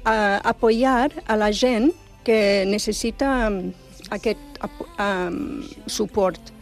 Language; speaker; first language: Catalan; non-native, fluent; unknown